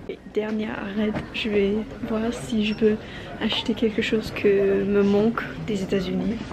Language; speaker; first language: French; non-native, learner; English